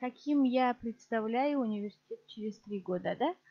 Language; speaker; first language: Russian; non-native, local second language; Kazakh